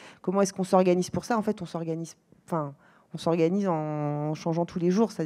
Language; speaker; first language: French; native; French